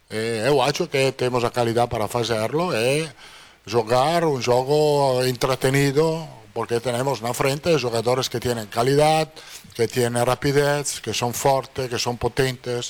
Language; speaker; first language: Portuguese; non-native, learner; Italian